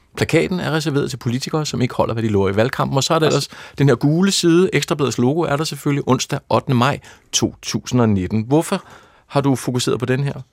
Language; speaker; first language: Danish; native; Danish